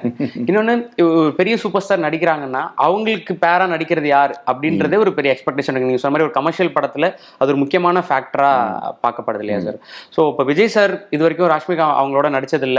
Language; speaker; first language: Tamil; native; Tamil